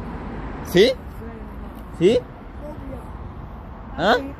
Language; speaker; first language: Spanish; non-native, learner; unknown